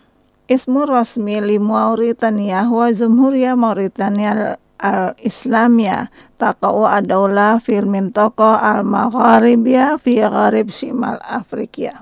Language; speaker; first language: Arabic; non-native, learner; Indonesian